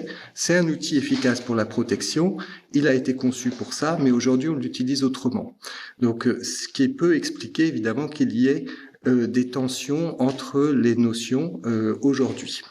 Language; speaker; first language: French; native; French